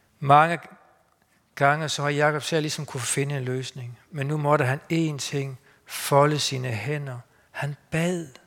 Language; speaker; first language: Danish; native; Danish